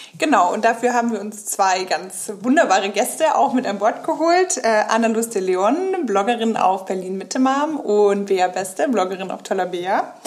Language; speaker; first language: German; native; German